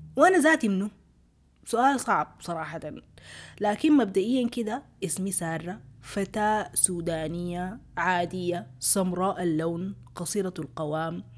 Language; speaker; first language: Arabic; early bilingual, heritage; Arabic